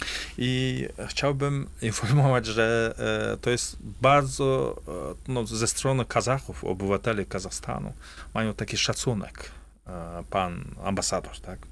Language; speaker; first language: Polish; non-native, fluent; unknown